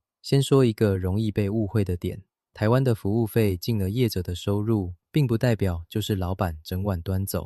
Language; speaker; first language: Chinese; native; Chinese